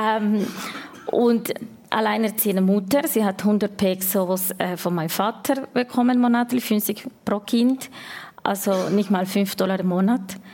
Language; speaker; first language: German; non-native, fluent; Spanish